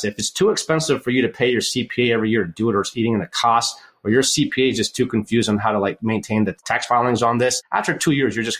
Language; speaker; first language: English; native; English